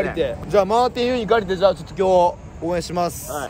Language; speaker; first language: Japanese; native; Japanese